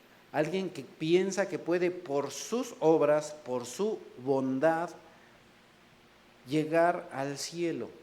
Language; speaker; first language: Spanish; native; Spanish